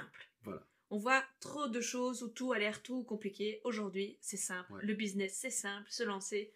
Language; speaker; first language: French; native; French